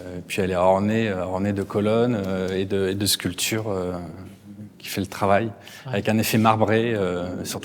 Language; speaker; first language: French; native; French